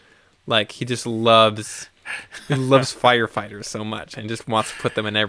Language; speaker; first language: English; native; English